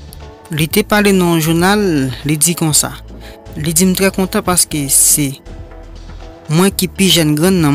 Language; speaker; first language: French; non-native, learner; Haitian Creole